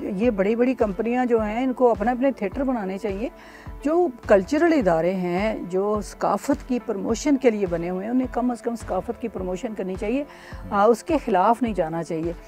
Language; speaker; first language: Urdu; non-native, local second language; Punjabi